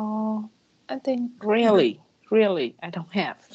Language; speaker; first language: English; non-native, learner; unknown